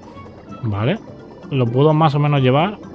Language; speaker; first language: Spanish; native; Spanish